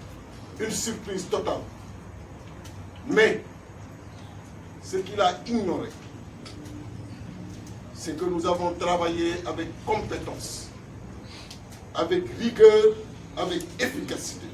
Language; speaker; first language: French; non-native, local second language; Wolof